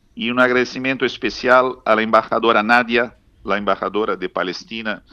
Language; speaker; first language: Spanish; non-native, fluent; Portuguese